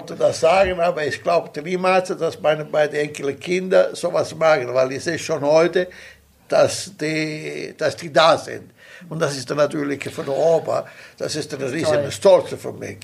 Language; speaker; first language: German; non-native, local second language; Italian